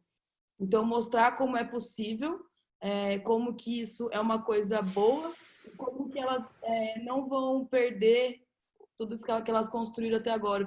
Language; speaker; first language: Portuguese; native; Portuguese